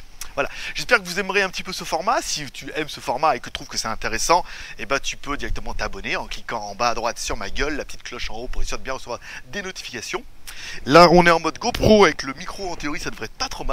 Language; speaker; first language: French; native; French